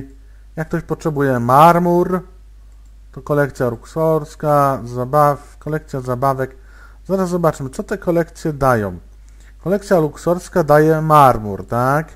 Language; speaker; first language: Polish; native; Polish